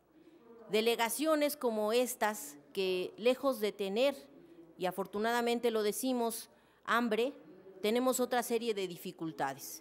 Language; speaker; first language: Spanish; native; Spanish